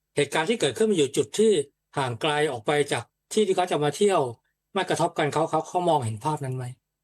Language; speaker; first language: Thai; native; Thai